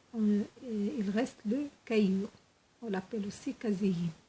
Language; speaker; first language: French; non-native, local second language; Arabic